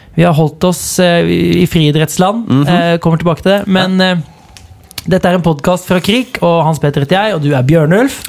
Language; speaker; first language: Norwegian; native; Norwegian